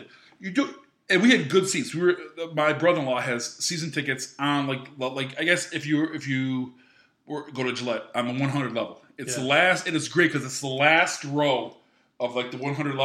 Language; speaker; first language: English; native; English